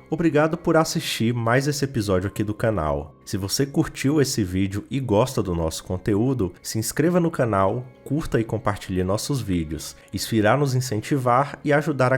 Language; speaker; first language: Portuguese; native; Portuguese